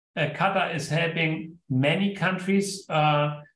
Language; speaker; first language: English; non-native, fluent; German